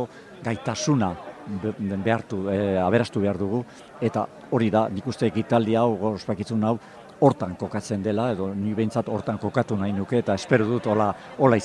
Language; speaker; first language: Basque; native; Basque